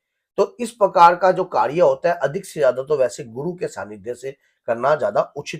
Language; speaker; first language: Hindi; native; Hindi